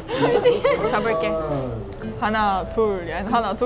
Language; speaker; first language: Korean; non-native, fluent; Estonian